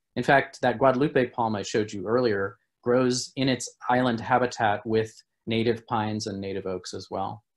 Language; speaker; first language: English; native; English